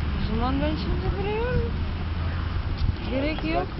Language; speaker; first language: Turkish; non-native, learner; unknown